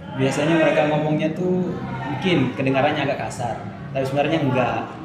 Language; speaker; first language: Indonesian; early bilingual, heritage; Indonesian